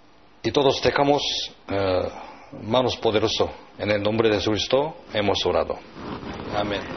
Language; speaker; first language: Spanish; non-native, learner; Korean